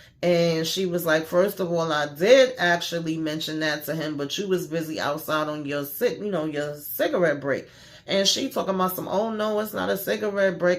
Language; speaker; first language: English; native; English